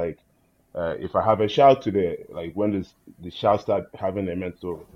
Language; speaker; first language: English; non-native, local second language; Igbo